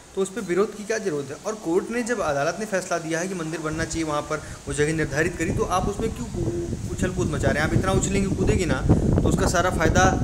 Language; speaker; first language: Hindi; native; Hindi